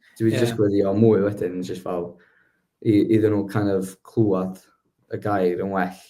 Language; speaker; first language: Welsh; native; Welsh